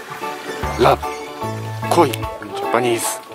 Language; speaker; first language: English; non-native, learner; Japanese